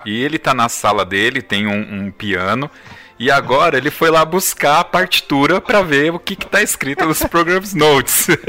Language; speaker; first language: Portuguese; native; Portuguese